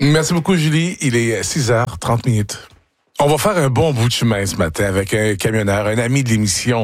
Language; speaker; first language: French; native; French